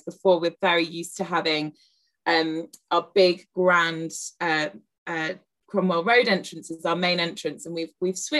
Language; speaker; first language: English; native; English